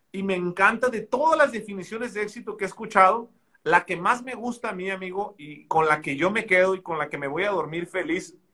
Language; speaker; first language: Spanish; native; Spanish